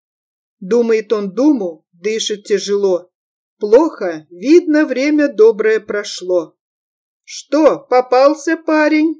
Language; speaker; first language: Russian; native; Russian